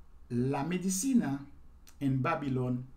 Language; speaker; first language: Spanish; non-native, fluent; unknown